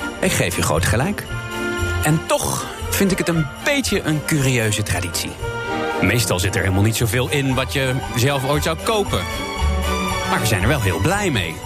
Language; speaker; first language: Dutch; native; Dutch